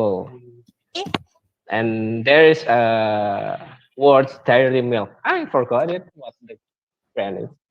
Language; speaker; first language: English; non-native, learner; Indonesian